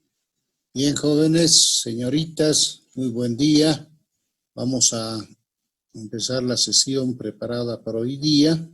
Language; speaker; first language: Spanish; native; Spanish